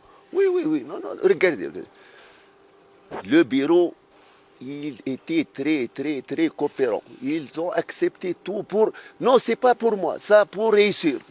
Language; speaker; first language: French; non-native, fluent; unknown